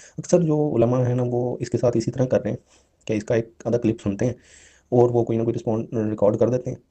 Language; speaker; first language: Urdu; non-native, local second language; Punjabi